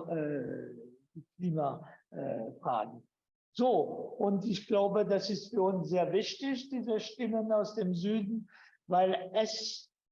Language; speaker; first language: German; non-native, fluent; French